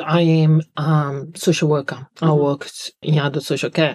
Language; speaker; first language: English; non-native, fluent; Portuguese